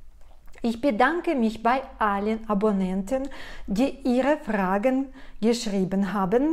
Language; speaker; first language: German; non-native, fluent; Russian